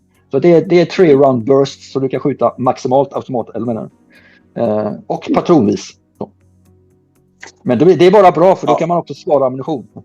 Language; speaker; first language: Swedish; native; Swedish